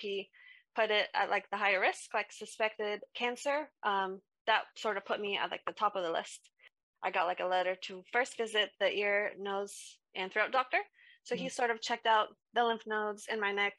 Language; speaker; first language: English; native; English